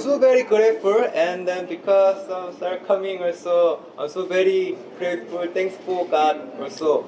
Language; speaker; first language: English; non-native, learner; Korean